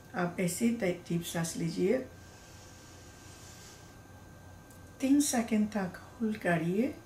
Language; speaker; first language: Hindi; non-native, learner; Bangla